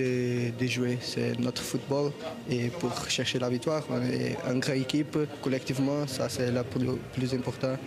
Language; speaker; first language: French; non-native, fluent; Portuguese